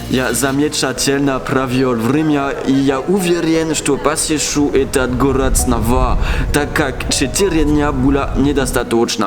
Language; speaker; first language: Russian; non-native, fluent; French